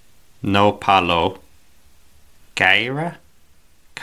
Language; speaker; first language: Catalan; non-native, learner; English